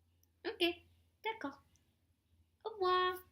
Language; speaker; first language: French; non-native, learner; Spanish